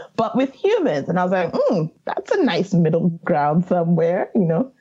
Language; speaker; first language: English; non-native, local second language; Yoruba